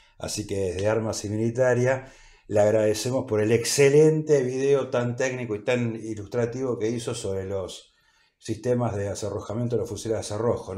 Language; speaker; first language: Spanish; native; Spanish